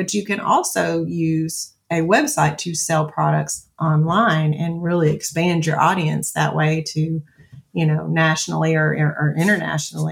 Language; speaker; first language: English; native; English